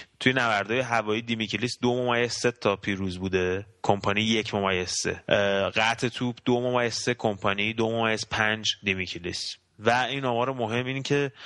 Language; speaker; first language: Persian; native; Persian